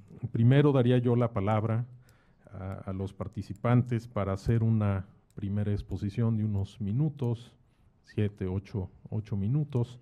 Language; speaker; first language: Spanish; native; Spanish